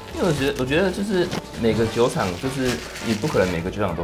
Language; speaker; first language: Chinese; native; Chinese